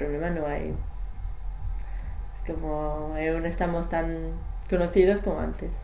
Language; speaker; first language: Spanish; non-native, fluent; English